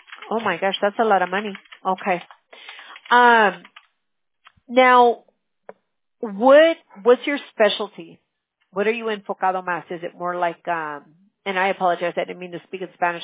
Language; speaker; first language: English; early bilingual, other home language; Spanish